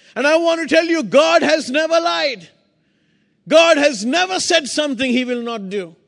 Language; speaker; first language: English; non-native, local second language; Sinhala